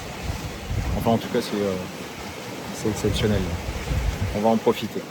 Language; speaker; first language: French; native; French